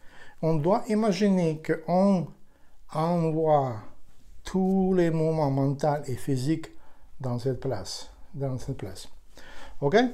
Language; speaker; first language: French; non-native, fluent; Ukrainian